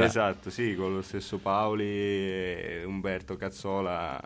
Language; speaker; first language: Italian; native; Italian